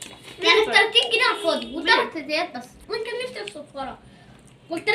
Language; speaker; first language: Arabic; native; Arabic